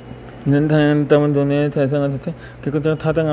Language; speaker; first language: Korean; native; Korean